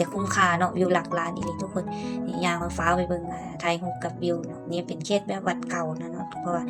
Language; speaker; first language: Thai; non-native, local second language; Northeastern Thai